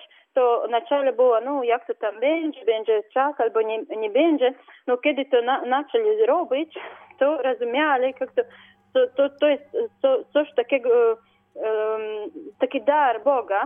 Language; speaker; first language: Polish; non-native, learner; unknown